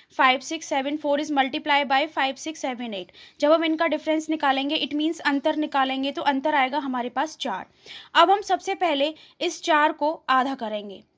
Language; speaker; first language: Hindi; native; Hindi